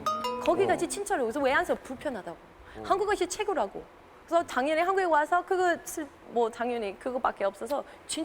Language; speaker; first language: Korean; non-native, fluent; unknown